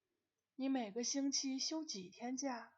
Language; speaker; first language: Chinese; non-native, fluent; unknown